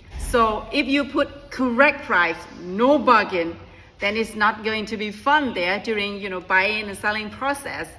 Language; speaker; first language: English; non-native, fluent; Vietnamese